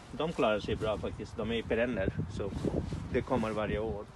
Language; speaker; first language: Swedish; non-native, fluent; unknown